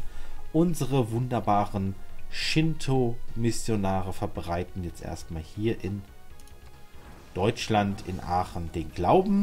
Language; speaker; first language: German; native; German